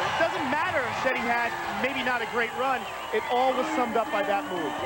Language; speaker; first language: English; native; English